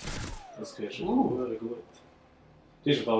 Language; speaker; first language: German; native; German